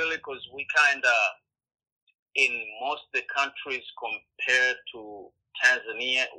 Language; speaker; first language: English; non-native, local second language; Swahili